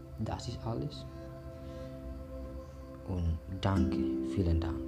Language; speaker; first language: German; non-native, learner; Indonesian